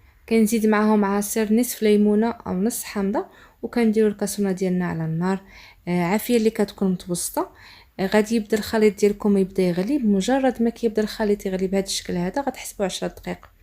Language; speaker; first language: Arabic; native; Arabic